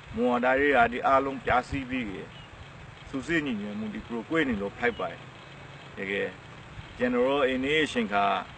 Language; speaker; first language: Burmese; native; Burmese